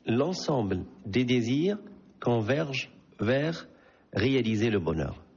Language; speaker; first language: French; non-native, local second language; Arabic